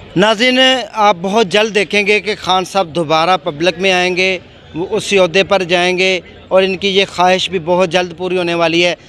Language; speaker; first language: Urdu; non-native, local second language; Punjabi